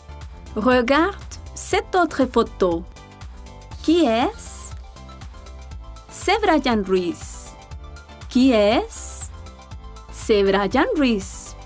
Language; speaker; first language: French; non-native, fluent; Spanish